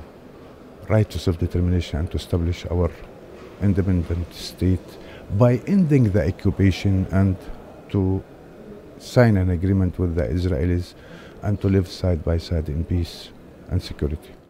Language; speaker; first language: English; non-native, fluent; Arabic